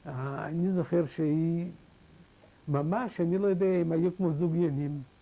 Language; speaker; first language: Hebrew; non-native, fluent; Yiddish